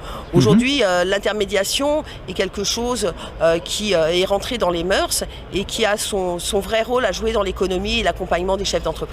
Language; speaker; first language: French; native; French